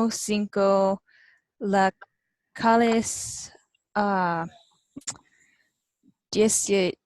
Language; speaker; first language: Spanish; non-native, learner; English